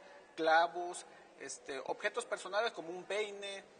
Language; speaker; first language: Spanish; native; Spanish